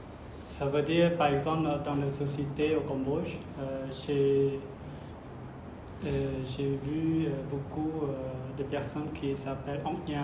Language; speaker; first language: French; non-native, learner; Khmer